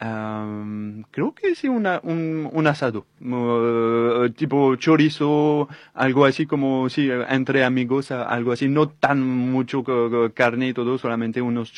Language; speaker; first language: Spanish; non-native, fluent; French